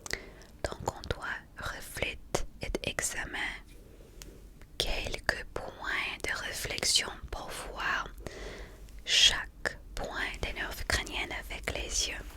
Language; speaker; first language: French; non-native, fluent; English